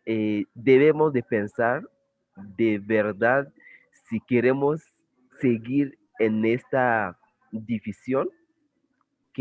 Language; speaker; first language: Spanish; non-native, fluent; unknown